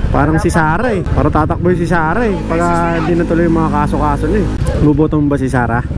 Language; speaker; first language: Filipino; native; Filipino